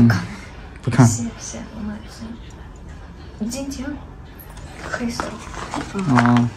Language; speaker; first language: Chinese; non-native, learner; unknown